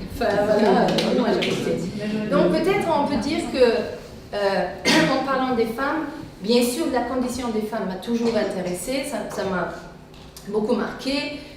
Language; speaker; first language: French; non-native, fluent; Arabic